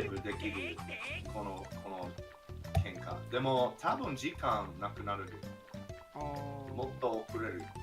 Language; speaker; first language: Japanese; non-native, learner; English